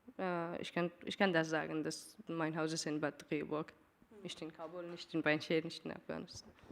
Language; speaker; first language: German; non-native, learner; Persian